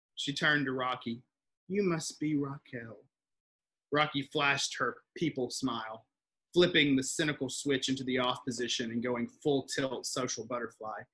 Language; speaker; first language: English; native; English